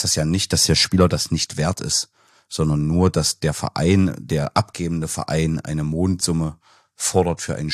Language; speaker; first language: German; native; German